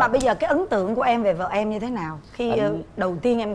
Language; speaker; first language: Vietnamese; native; Vietnamese